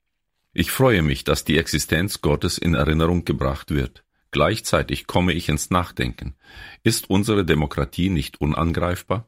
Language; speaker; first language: German; native; German